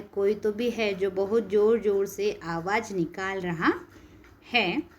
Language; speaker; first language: Hindi; non-native, local second language; Marathi